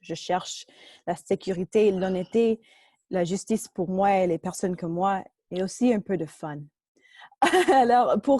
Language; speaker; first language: French; non-native, local second language; English